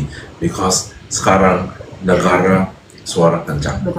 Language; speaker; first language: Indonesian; non-native, fluent; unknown